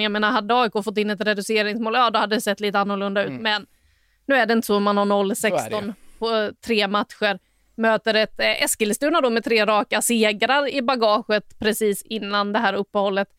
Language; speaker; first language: Swedish; native; Swedish